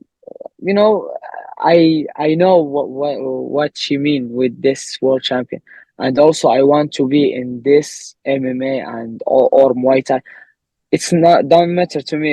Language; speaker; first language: English; non-native, learner; Arabic